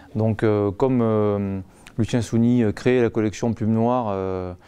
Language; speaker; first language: French; native; French